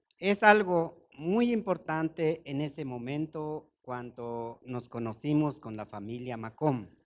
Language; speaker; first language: Spanish; non-native, local second language; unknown